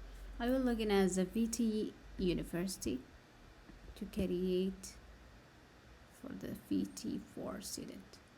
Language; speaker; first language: English; non-native, learner; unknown